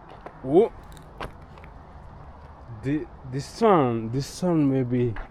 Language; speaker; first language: English; non-native, learner; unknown